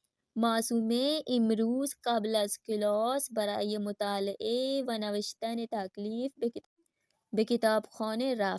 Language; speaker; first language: Persian; non-native, fluent; Urdu